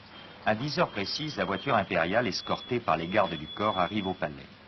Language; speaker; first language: French; native; French